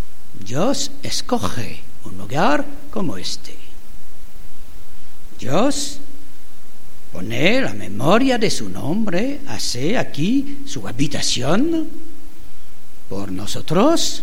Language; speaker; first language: Spanish; non-native, fluent; French